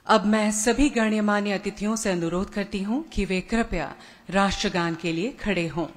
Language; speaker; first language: Hindi; non-native, local second language; Assamese